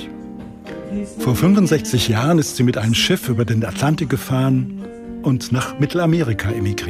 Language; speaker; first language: German; native; German